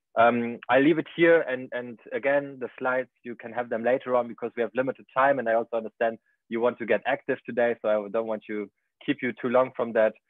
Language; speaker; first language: English; non-native, fluent; German